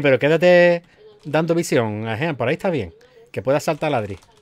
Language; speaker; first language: Spanish; native; Spanish